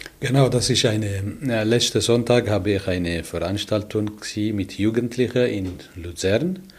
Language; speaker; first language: German; non-native, learner; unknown